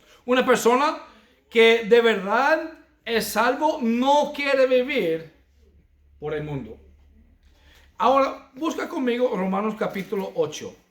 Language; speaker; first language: Spanish; non-native, fluent; English